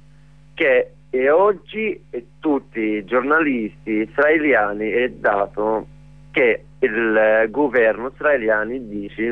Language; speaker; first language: Italian; non-native, learner; Arabic